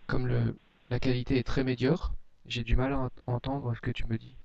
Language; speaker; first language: French; native; French